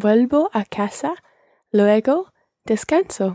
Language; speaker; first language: Spanish; non-native, learner; English